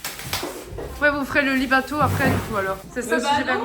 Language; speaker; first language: French; native; French